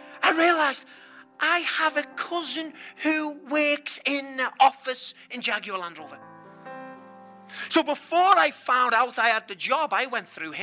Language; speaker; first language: English; native; English